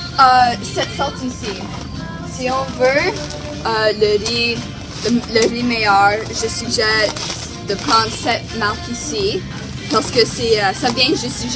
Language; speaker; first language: French; non-native, fluent; English